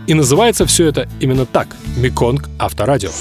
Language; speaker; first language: Russian; native; Russian